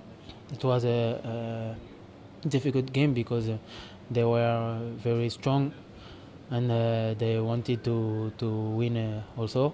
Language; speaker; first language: English; non-native, fluent; French